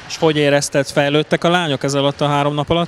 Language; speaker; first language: Hungarian; native; Hungarian